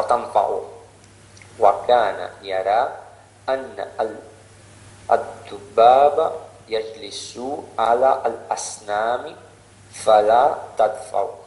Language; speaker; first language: Arabic; non-native, learner; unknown